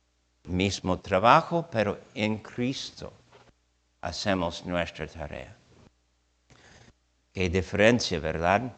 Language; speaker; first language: Spanish; non-native, fluent; English